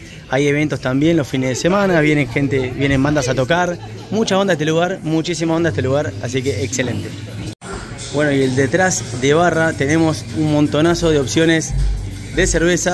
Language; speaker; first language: Spanish; native; Spanish